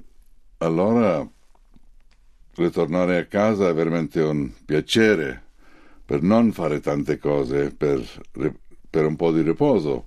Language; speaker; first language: Italian; non-native, fluent; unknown